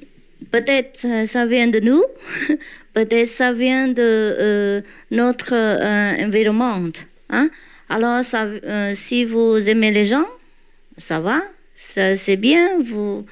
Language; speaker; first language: French; non-native, learner; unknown